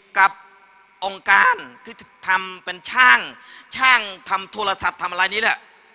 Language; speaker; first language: Thai; non-native, learner; Khmer